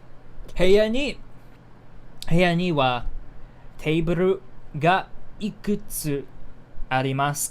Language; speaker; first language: Japanese; non-native, learner; English